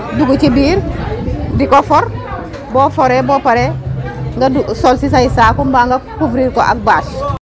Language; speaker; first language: Wolof; non-native, local second language; Serer